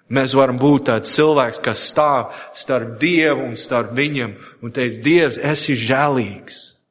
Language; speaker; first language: Latvian; non-native, fluent; English